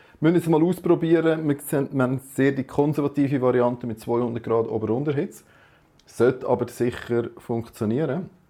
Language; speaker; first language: German; native; German